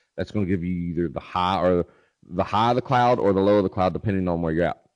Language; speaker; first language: English; native; English